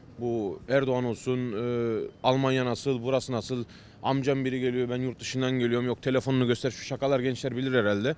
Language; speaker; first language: Turkish; early bilingual, heritage; Turkish